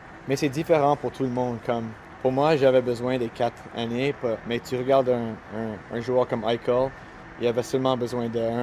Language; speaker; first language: French; non-native, local second language; English